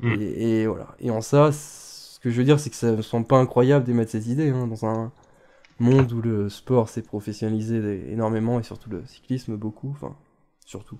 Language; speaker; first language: French; native; French